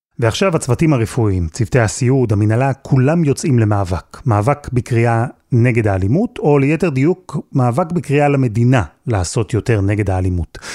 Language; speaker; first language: Hebrew; native; Hebrew